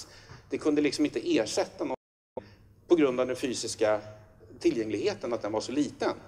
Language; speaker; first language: Swedish; native; Swedish